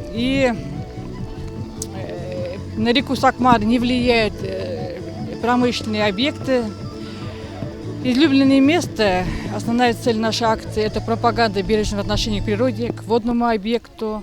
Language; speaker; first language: Russian; native; Russian